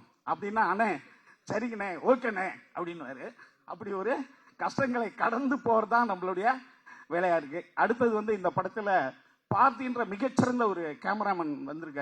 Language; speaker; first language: Tamil; native; Tamil